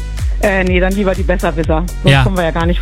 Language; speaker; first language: German; native; German